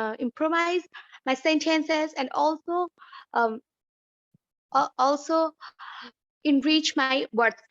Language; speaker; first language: English; non-native, learner; Bangla